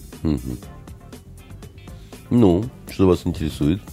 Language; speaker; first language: Russian; native; Russian